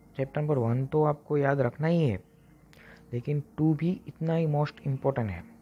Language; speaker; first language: Hindi; non-native, local second language; Gujarati